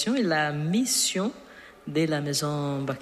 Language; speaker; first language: French; non-native, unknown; Portuguese